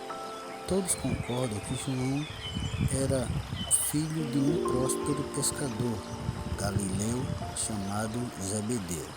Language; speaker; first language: Portuguese; native; Portuguese